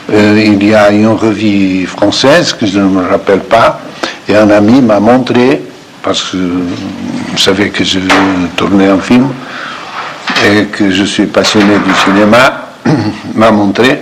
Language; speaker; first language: French; non-native, fluent; Portuguese